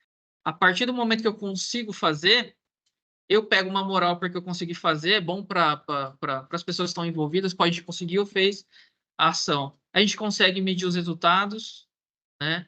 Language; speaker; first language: Portuguese; native; Portuguese